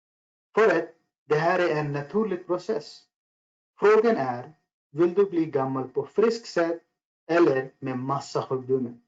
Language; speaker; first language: Swedish; non-native, fluent; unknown